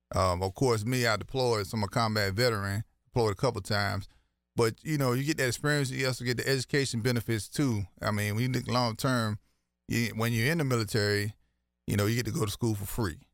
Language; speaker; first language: English; native; English